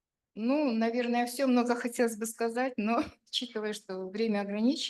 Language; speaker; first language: Russian; native; Russian